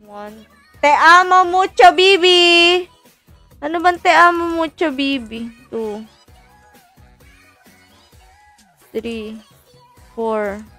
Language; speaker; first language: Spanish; non-native, learner; Filipino